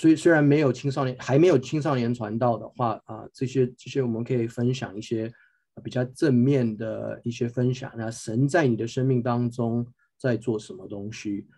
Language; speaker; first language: Chinese; early bilingual, heritage; Chinese